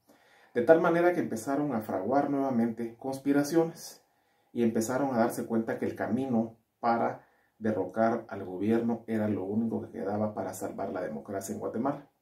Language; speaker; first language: Spanish; native; Spanish